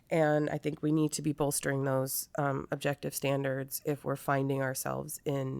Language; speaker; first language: English; native; English